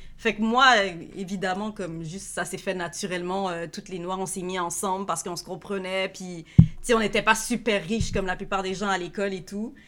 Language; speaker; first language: French; native; French